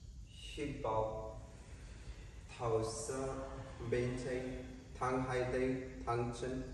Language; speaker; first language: Vietnamese; non-native, learner; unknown